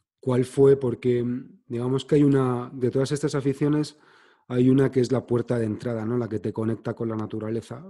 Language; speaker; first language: Spanish; native; Spanish